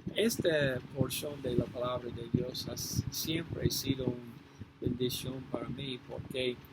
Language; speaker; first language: Spanish; non-native, fluent; English